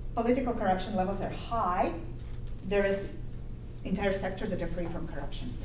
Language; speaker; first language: English; non-native, fluent; Ukrainian